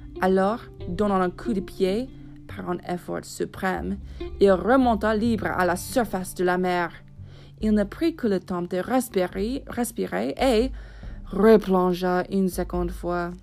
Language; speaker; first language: French; non-native, fluent; English